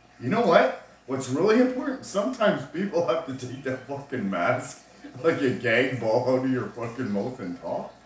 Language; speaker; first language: English; native; English